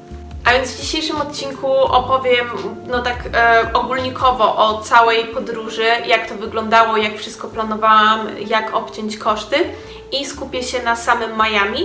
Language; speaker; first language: Polish; native; Polish